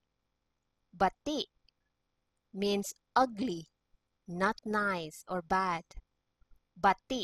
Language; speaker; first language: English; non-native, local second language; Cebuano